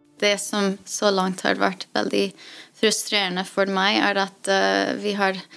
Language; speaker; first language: Norwegian; non-native, fluent; English